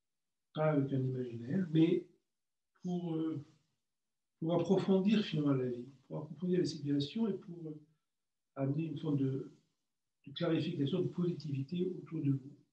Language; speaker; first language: French; native; French